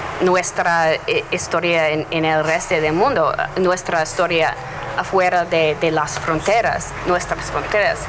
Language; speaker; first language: Spanish; non-native, learner; English